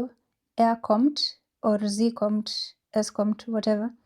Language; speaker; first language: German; non-native, fluent; English